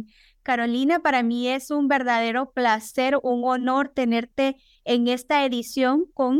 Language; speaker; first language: Spanish; native; Spanish